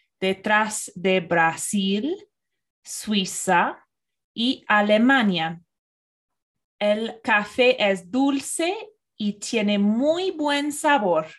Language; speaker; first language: Spanish; non-native, fluent; English